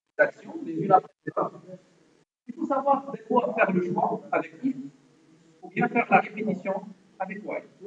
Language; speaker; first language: French; non-native, local second language; Arabic